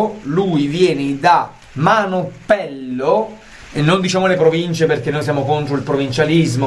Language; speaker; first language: Italian; native; Italian